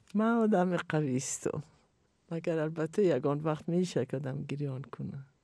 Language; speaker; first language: Persian; non-native, fluent; Italian